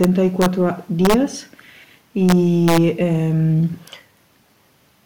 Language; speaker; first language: Spanish; non-native, fluent; German